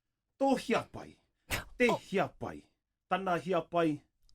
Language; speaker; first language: Māori; non-native, local second language; English